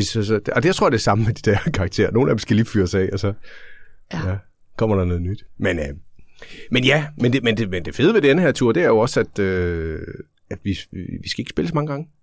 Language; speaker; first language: Danish; native; Danish